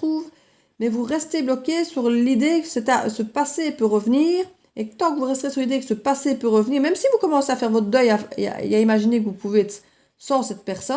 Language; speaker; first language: French; native; French